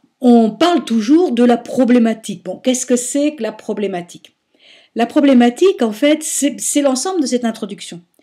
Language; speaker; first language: French; native; French